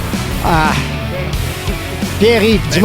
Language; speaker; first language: French; native; French